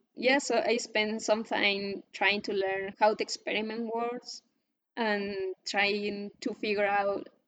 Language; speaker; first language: English; non-native, fluent; Spanish